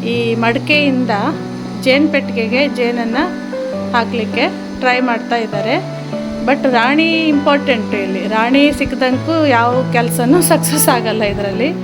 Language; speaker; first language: Kannada; native; Kannada